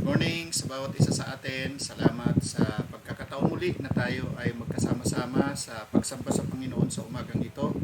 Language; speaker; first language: Filipino; native; Filipino